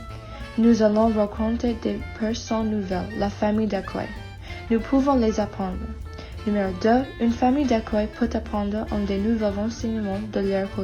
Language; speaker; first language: French; non-native, learner; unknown